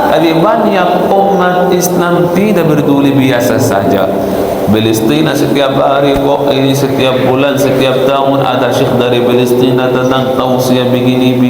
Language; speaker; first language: Indonesian; non-native, fluent; Arabic